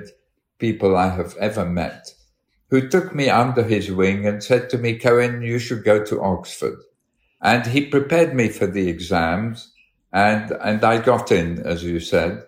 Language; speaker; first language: English; early bilingual, other home language; Arabic